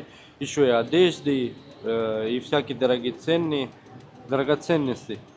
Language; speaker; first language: Russian; non-native, fluent; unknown